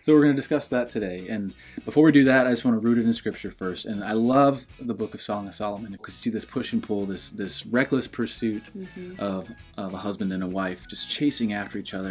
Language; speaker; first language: English; native; English